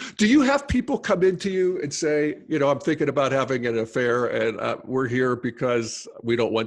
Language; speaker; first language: English; native; English